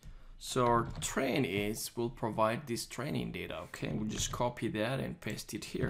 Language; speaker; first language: English; non-native, fluent; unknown